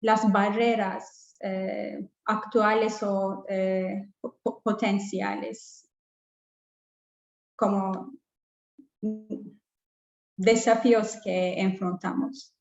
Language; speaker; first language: Spanish; non-native, fluent; English